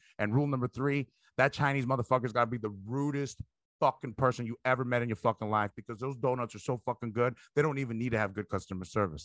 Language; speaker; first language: English; early bilingual, other home language; Spanish